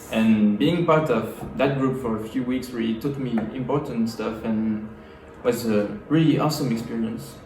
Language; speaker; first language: English; non-native, fluent; French